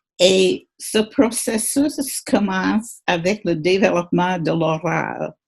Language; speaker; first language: French; non-native, fluent; English